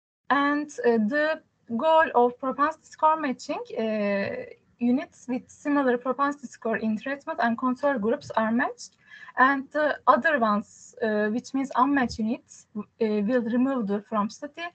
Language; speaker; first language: English; non-native, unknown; Turkish